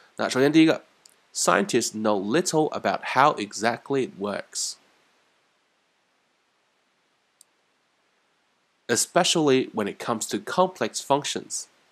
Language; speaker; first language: English; non-native, fluent; Chinese